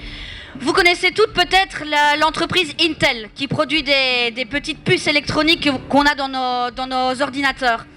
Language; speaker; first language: French; native; French